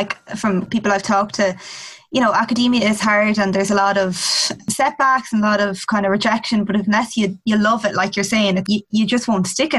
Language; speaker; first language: English; native; English